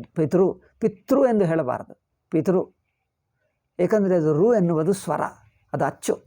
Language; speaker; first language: Kannada; native; Kannada